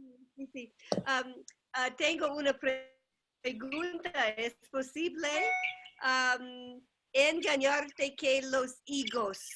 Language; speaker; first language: Spanish; non-native, learner; English